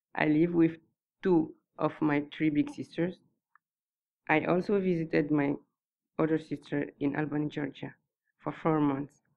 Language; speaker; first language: English; non-native, fluent; Susu